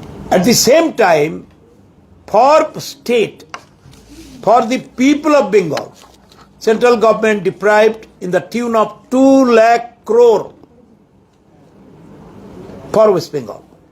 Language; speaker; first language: English; non-native, local second language; Bangla